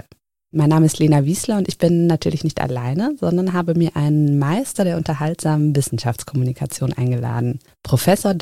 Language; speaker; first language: German; native; German